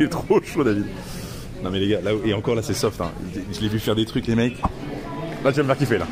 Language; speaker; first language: French; native; French